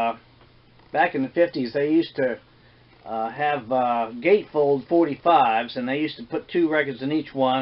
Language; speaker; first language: English; native; English